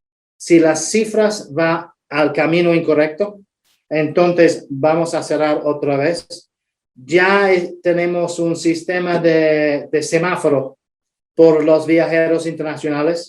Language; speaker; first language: Spanish; non-native, fluent; English